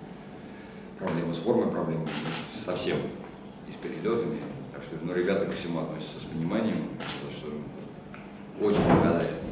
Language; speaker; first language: Russian; native; Russian